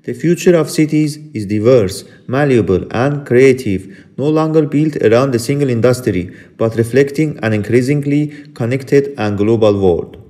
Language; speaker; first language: English; non-native, fluent; Persian